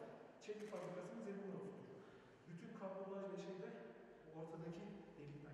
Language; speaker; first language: Turkish; native; Turkish